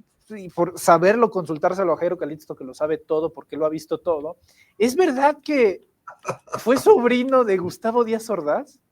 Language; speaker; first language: Spanish; native; Spanish